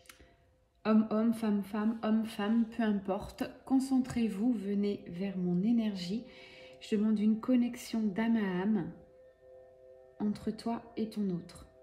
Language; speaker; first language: French; native; French